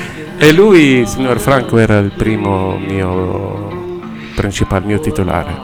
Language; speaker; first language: Italian; non-native, learner; Arabic